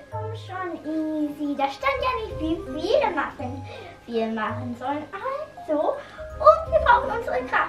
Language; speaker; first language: German; native; German